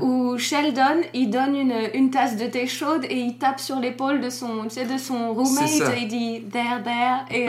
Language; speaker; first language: French; native; French